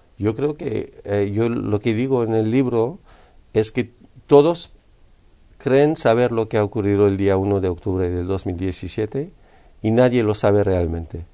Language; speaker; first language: Spanish; non-native, fluent; French